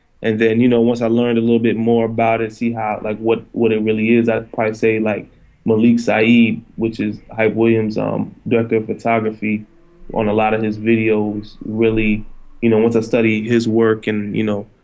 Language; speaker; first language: English; native; English